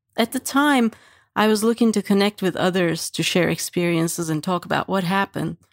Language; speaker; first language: English; non-native, fluent; Turkish